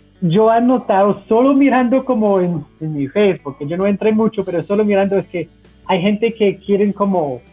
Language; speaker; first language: Spanish; non-native, fluent; English